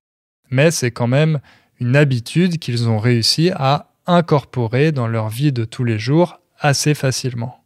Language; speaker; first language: French; native; French